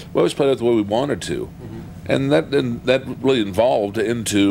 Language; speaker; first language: English; native; English